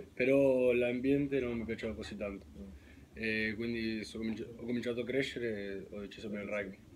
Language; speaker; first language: Italian; non-native, learner; Spanish